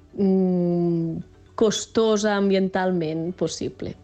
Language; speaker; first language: Catalan; native; Catalan